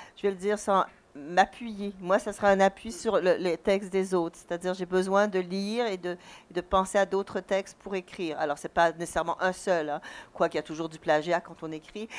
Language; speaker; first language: French; native; French